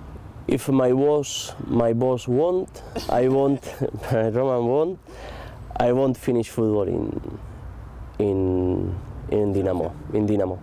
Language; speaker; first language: English; non-native, learner; Spanish